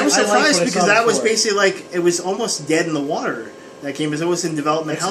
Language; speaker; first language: English; native; English